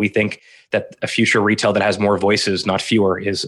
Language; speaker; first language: English; native; English